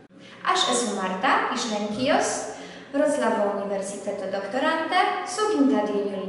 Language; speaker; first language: Lithuanian; non-native, learner; Polish